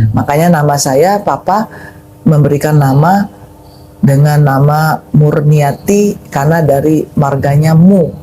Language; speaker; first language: Indonesian; native; Indonesian